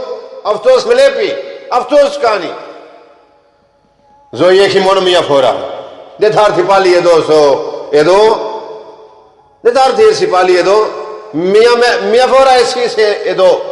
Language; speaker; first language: Greek; non-native, learner; Punjabi